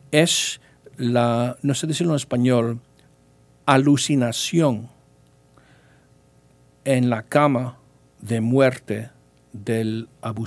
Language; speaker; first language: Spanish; early bilingual, heritage; English